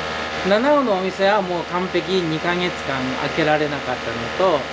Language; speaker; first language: Japanese; native; Japanese